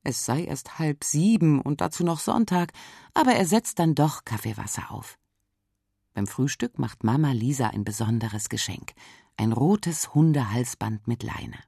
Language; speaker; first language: German; native; German